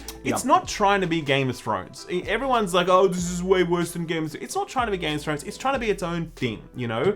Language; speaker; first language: English; native; English